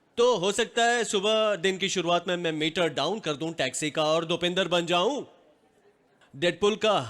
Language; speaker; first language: Hindi; non-native, local second language; Gujarati